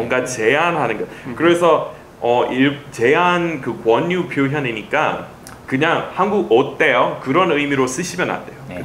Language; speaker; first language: Korean; non-native, fluent; English